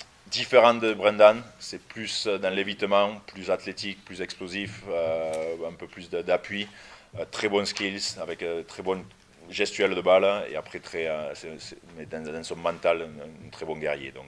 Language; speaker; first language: French; native; French